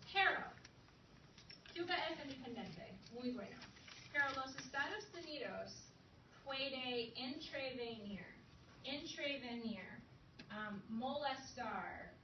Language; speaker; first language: Spanish; non-native, fluent; English